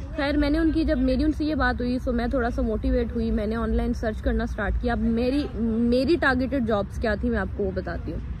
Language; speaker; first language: Urdu; native; Urdu